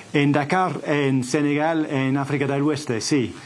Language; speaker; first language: Spanish; non-native, fluent; English